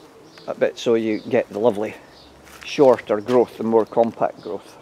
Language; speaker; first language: English; native; English